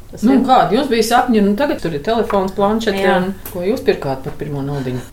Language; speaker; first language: Latvian; native; Latvian